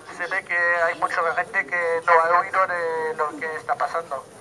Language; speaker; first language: Spanish; non-native, learner; French